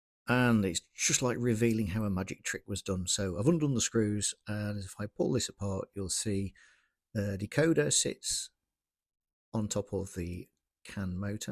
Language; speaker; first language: English; native; English